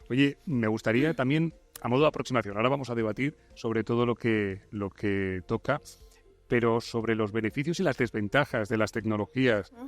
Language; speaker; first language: Spanish; native; Spanish